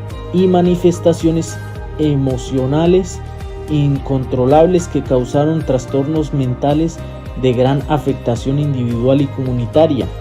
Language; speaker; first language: Spanish; native; Spanish